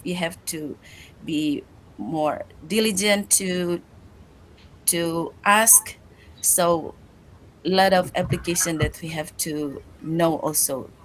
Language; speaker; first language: English; non-native, learner; Indonesian